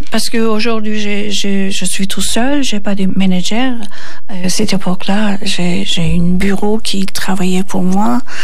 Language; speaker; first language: French; non-native, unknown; Turkish